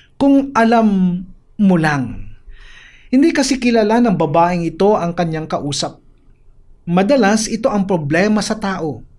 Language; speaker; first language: Filipino; native; Filipino